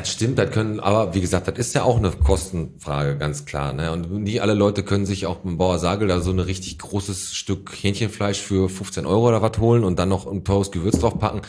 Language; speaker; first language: German; native; German